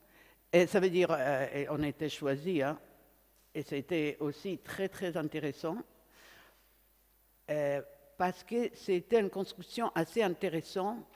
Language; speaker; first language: French; non-native, fluent; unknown